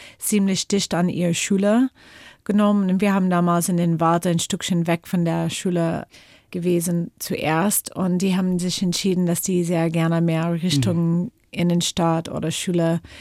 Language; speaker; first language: German; non-native, fluent; English